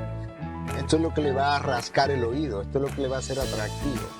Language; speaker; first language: Spanish; native; Spanish